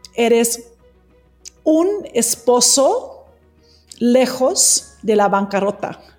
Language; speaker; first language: Spanish; non-native, fluent; English